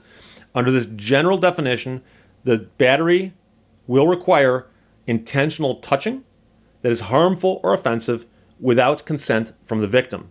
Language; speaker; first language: English; native; English